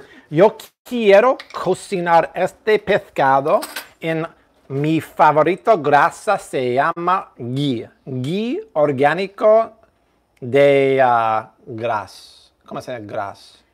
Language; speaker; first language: Spanish; non-native, learner; English